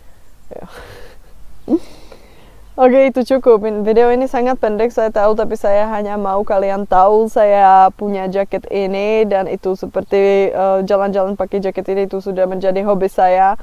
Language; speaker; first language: Indonesian; non-native, fluent; Czech